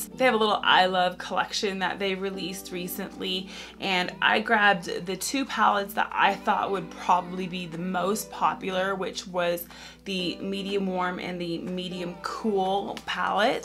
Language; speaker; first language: English; native; English